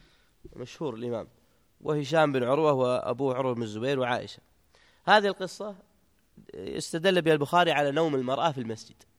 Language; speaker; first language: Arabic; native; Arabic